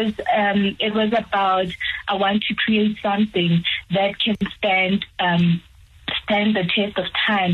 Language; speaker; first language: English; non-native, local second language; Tswana